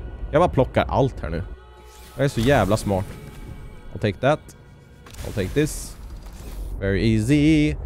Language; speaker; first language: Swedish; native; Swedish